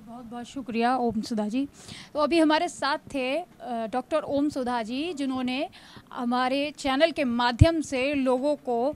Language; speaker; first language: Hindi; native; Hindi